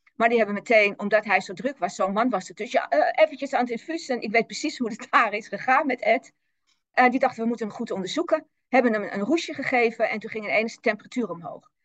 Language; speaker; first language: Dutch; native; Dutch